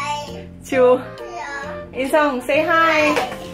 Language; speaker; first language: English; non-native, fluent; Korean